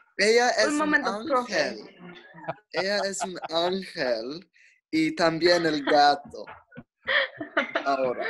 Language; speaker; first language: Spanish; non-native, learner; English